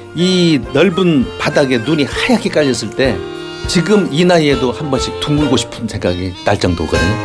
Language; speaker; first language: Korean; native; Korean